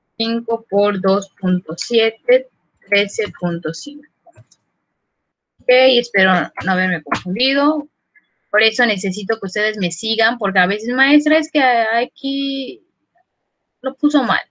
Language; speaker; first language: Spanish; native; Spanish